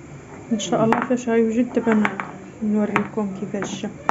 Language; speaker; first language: Arabic; native; Arabic